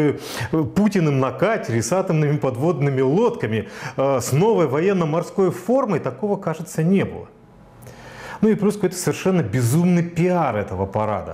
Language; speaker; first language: Russian; native; Russian